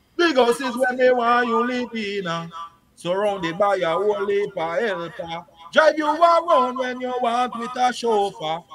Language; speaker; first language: English; non-native, local second language; Jamaican Creole English